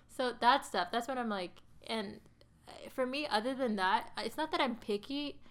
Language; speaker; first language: English; early bilingual, other home language; Sinhala